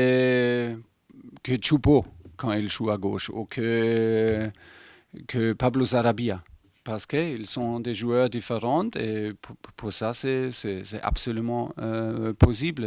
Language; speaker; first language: French; non-native, fluent; German